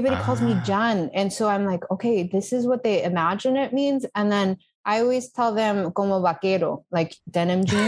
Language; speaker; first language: English; native; English